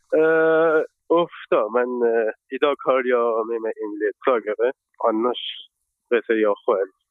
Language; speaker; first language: Swedish; non-native, fluent; Persian